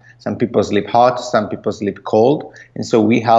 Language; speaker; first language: English; non-native, fluent; Italian